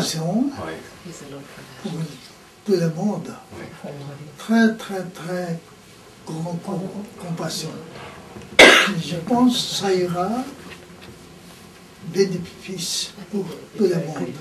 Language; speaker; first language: French; non-native, learner; Tibetan